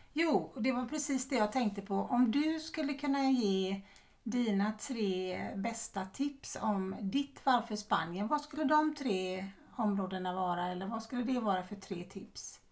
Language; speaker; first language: Swedish; native; Swedish